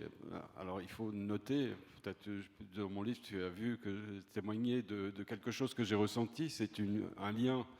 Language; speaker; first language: French; native; French